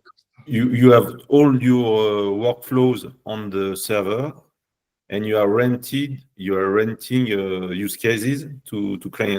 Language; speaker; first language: English; non-native, learner; French